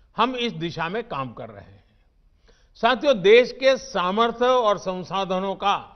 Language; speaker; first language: Hindi; non-native, local second language; Gujarati